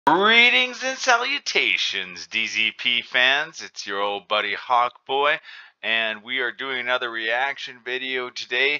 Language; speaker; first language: English; native; English